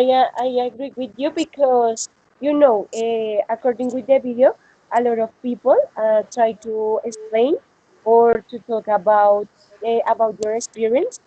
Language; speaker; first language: English; non-native, learner; Spanish